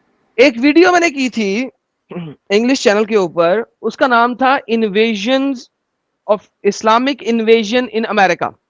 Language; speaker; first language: Hindi; native; Hindi